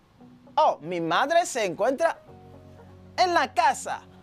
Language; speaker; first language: Spanish; non-native, fluent; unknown